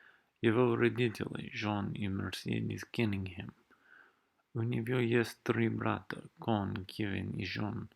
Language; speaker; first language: Russian; non-native, learner; English